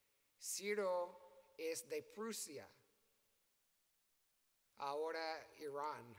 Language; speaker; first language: Spanish; non-native, learner; English